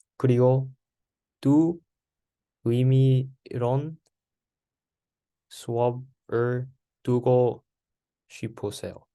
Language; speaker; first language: Korean; non-native, learner; English